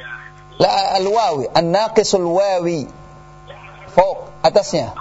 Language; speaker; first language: Arabic; non-native, fluent; Indonesian